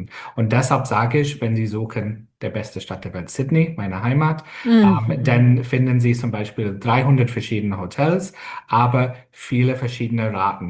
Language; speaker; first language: German; non-native, fluent; English